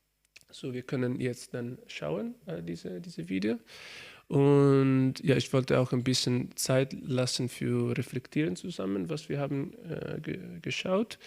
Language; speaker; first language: German; non-native, learner; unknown